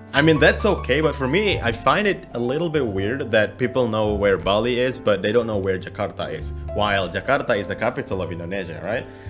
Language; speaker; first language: English; non-native, fluent; Indonesian